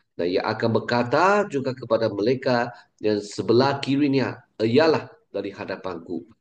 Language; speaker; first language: Malay; non-native, local second language; Chinese